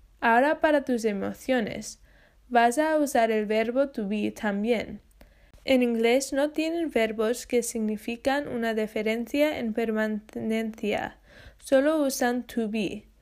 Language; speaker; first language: Spanish; non-native, fluent; English